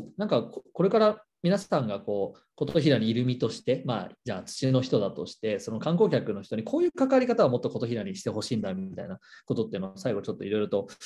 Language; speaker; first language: Japanese; native; Japanese